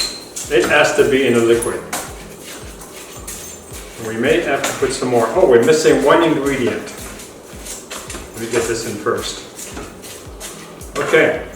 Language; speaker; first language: English; native; English